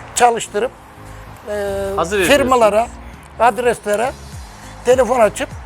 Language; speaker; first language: Turkish; native; Turkish